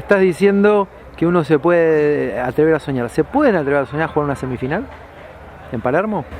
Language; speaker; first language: Spanish; native; Spanish